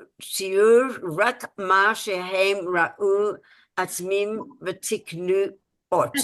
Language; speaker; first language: Hebrew; non-native, learner; English